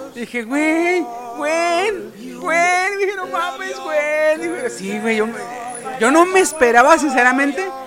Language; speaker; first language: Spanish; native; Spanish